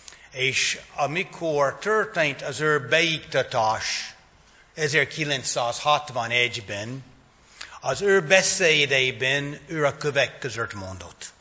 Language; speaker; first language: Hungarian; non-native, fluent; English